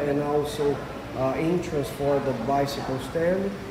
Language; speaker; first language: English; non-native, fluent; Portuguese